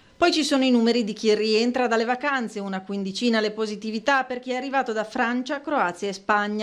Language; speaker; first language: Italian; native; Italian